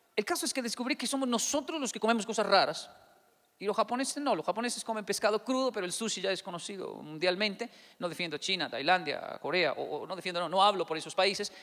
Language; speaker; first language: Spanish; native; Spanish